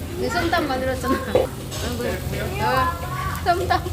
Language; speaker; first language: Korean; non-native, learner; Thai